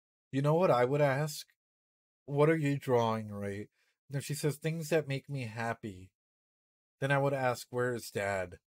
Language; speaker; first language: English; early bilingual, other home language; Spanish